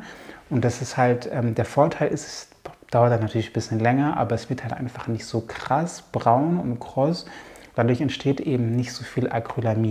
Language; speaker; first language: German; native; German